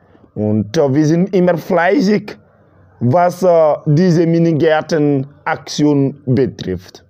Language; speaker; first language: German; non-native, learner; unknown